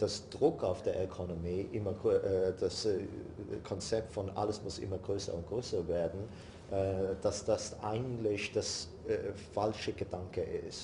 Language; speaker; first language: German; non-native, learner; English